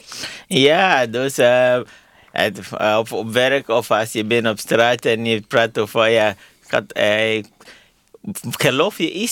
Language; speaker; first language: Dutch; non-native, learner; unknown